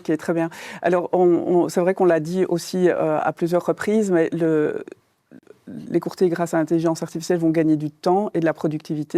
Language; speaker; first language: French; native; French